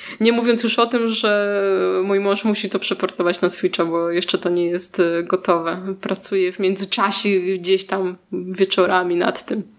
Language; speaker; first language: Polish; native; Polish